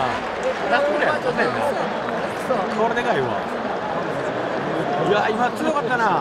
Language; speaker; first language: Japanese; native; Japanese